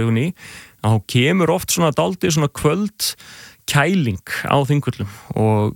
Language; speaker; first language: Icelandic; native; Icelandic